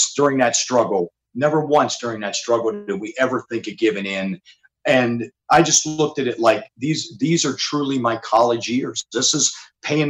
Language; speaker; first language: English; native; English